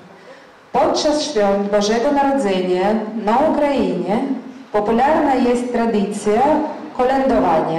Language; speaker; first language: Polish; non-native, learner; Ukrainian